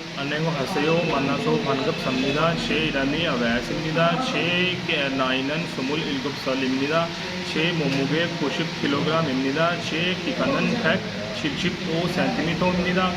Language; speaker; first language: Korean; non-native, learner; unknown